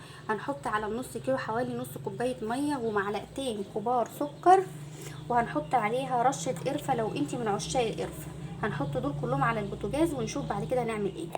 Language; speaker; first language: Arabic; native; Arabic